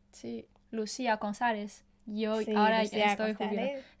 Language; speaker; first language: Spanish; non-native, fluent; Chinese